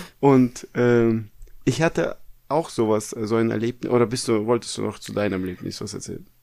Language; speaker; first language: German; native; German